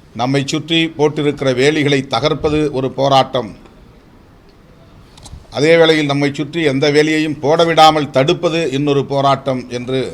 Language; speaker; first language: Tamil; native; Tamil